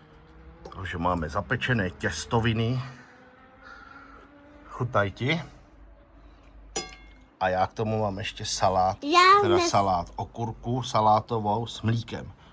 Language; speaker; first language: Czech; native; Czech